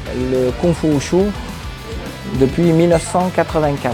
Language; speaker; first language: French; early bilingual, other home language; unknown